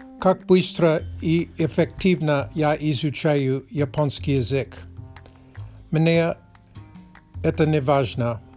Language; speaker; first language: Russian; non-native, learner; Czech